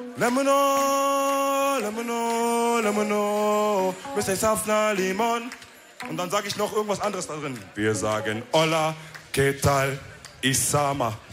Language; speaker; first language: German; early bilingual, other home language; Wolof